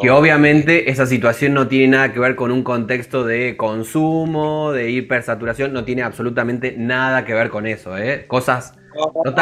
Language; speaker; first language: Spanish; native; Spanish